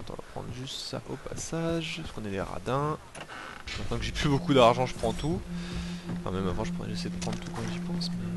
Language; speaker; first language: French; native; French